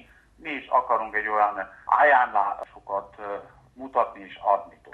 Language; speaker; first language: Hungarian; non-native, fluent; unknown